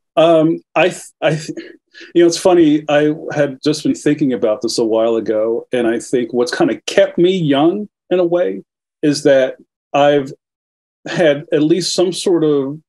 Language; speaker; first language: English; native; English